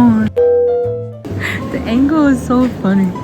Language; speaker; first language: English; non-native, learner; Korean